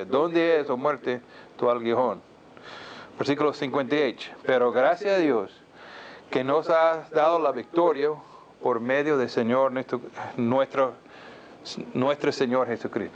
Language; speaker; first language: Spanish; non-native, fluent; English